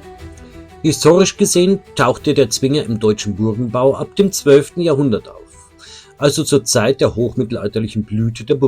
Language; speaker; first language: German; native; German